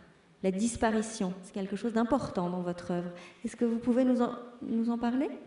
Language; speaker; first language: French; native; French